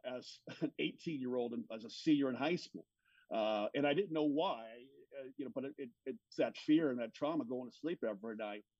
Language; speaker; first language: English; native; English